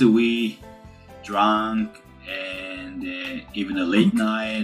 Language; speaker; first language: English; non-native, fluent; Japanese